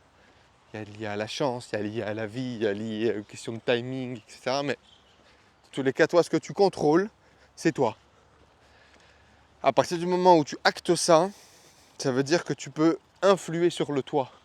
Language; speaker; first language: French; native; French